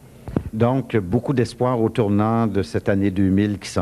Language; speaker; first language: French; native; French